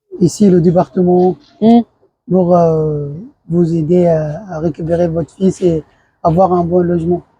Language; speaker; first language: French; non-native, learner; Arabic